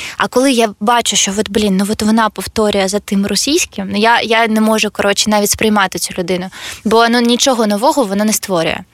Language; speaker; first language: Ukrainian; non-native, local second language; Russian